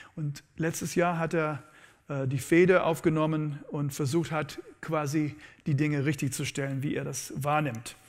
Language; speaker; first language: German; non-native, fluent; English